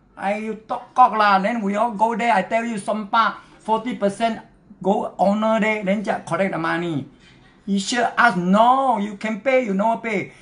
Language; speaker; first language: English; non-native, local second language; Chinese